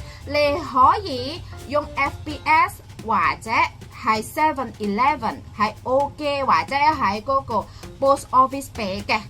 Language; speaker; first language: Cantonese; non-native, fluent; Indonesian